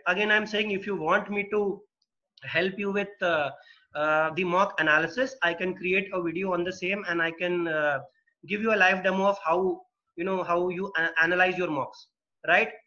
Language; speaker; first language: English; non-native, local second language; Hindi